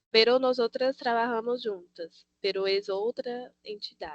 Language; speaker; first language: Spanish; non-native, learner; Portuguese